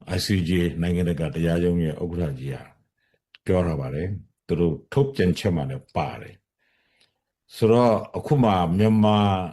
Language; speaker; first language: Burmese; non-native, local second language; Rohingya